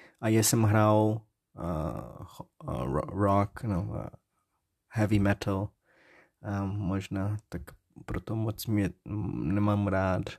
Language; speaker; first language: Czech; non-native, learner; Portuguese